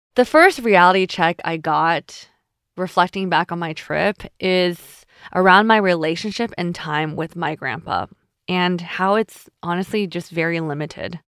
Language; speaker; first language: English; early bilingual, other home language; Chinese